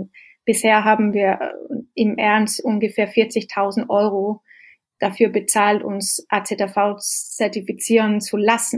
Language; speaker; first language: German; non-native, fluent; Danish